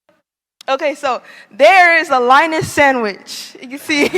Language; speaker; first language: English; native; English